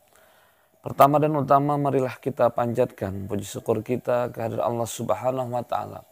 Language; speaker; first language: Indonesian; native; Indonesian